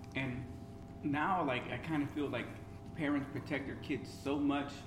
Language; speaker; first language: English; native; English